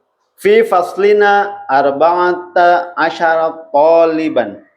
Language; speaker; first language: Arabic; non-native, learner; Indonesian